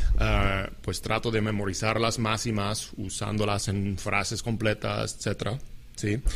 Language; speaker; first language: Spanish; non-native, fluent; English